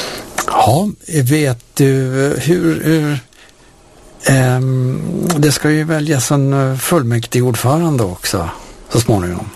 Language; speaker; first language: Swedish; native; Swedish